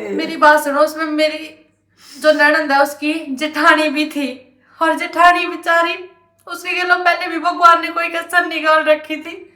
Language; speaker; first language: Hindi; native; Hindi